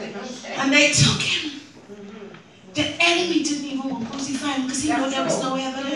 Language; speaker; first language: English; native; English